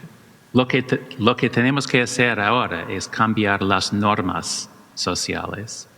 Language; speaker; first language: Spanish; non-native, learner; English